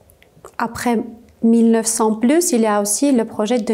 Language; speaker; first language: French; non-native, fluent; Armenian